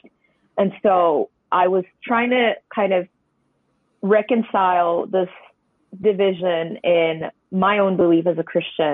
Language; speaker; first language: English; non-native, local second language; Cantonese